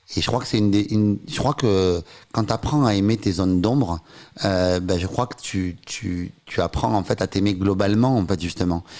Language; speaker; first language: French; native; French